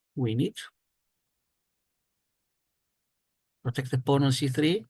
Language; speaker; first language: English; non-native, fluent; Greek